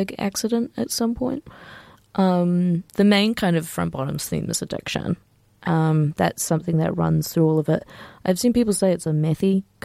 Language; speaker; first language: English; native; English